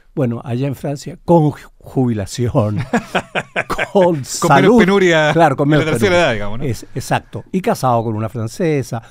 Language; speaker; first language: Spanish; native; Spanish